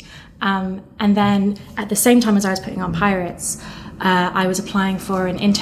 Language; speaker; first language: English; native; English